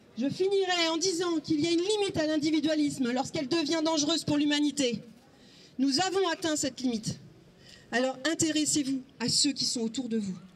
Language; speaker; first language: French; native; French